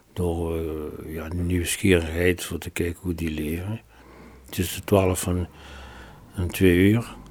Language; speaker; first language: Dutch; non-native, fluent; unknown